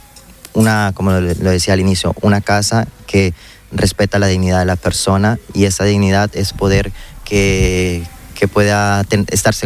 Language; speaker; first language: Spanish; native; Spanish